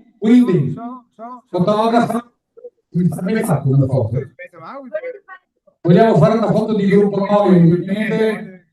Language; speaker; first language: Italian; native; Italian